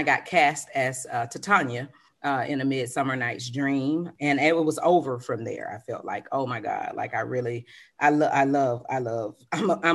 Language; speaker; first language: English; native; English